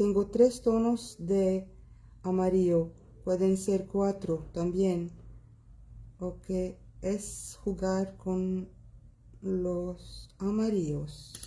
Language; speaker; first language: Spanish; non-native, local second language; Arabic